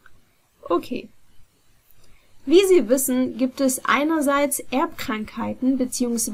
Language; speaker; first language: German; non-native, fluent; Arabic